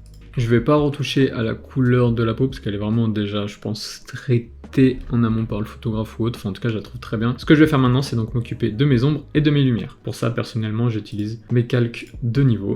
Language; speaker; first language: French; native; French